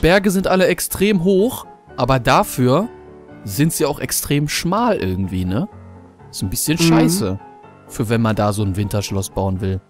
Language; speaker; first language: German; native; German